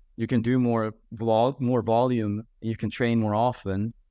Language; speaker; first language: English; non-native, fluent; Swedish